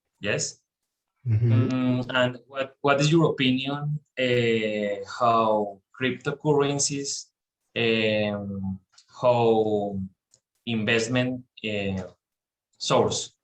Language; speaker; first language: English; non-native, learner; Spanish